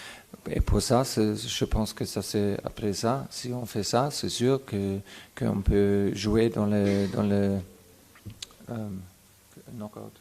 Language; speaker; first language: French; non-native, fluent; German